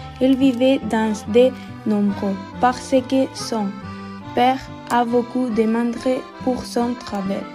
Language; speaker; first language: French; non-native, learner; Spanish